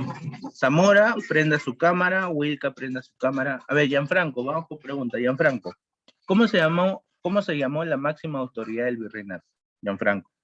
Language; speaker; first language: Spanish; native; Spanish